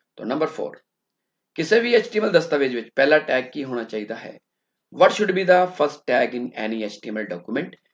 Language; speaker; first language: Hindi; non-native, local second language; Punjabi